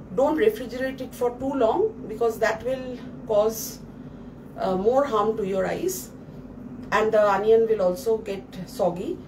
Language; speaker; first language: English; non-native, local second language; Bangla